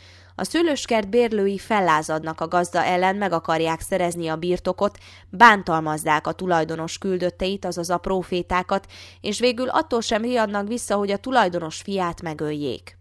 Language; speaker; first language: Hungarian; native; Hungarian